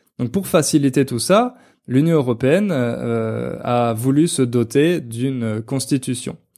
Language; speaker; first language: French; native; French